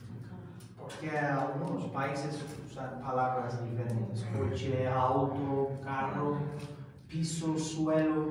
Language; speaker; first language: Spanish; non-native, fluent; Turkish